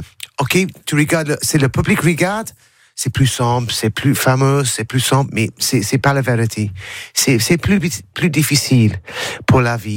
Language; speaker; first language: French; non-native, learner; English